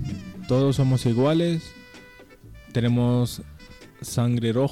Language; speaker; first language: Spanish; non-native, learner; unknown